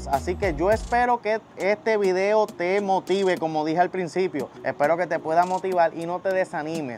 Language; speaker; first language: Spanish; native; Spanish